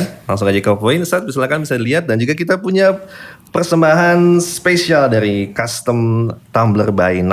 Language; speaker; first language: Indonesian; native; Indonesian